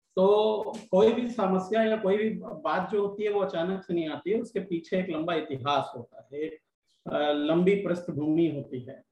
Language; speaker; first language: Hindi; native; Hindi